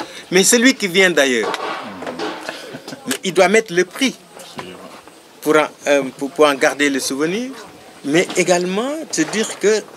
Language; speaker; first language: French; non-native, local second language; Wolof